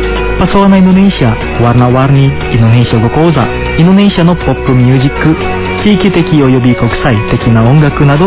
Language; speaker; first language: Japanese; non-native, fluent; Indonesian